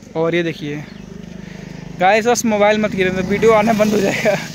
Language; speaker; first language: Hindi; native; Hindi